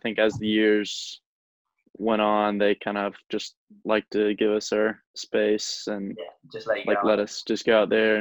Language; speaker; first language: English; native; English